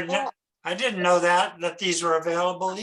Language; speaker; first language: English; native; English